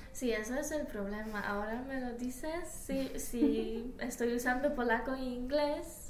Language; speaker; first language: Spanish; non-native, fluent; Polish